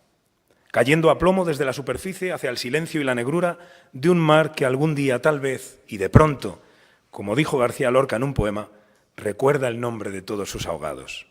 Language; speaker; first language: Spanish; native; Spanish